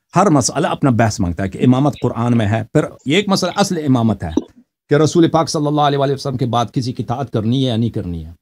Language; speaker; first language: Urdu; non-native, fluent; Persian